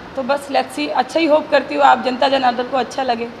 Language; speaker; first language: Hindi; native; Hindi